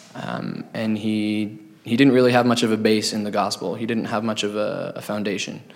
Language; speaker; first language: English; native; English